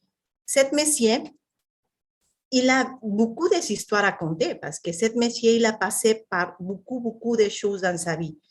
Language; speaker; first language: French; non-native, fluent; Spanish